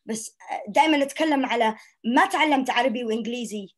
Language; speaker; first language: Arabic; early bilingual, heritage; Arabic